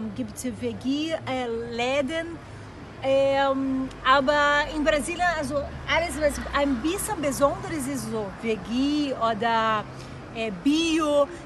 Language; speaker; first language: German; non-native, learner; Portuguese